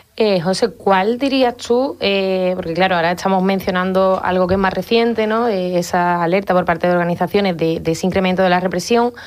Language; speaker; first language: Spanish; native; Spanish